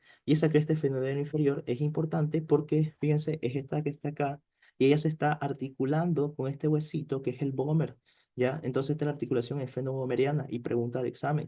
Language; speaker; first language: Spanish; native; Spanish